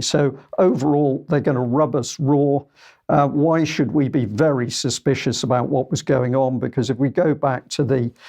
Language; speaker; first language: English; native; English